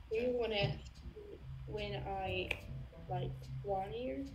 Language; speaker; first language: English; non-native, learner; Polish